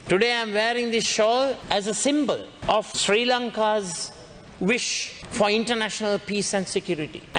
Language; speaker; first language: English; non-native, local second language; Sinhala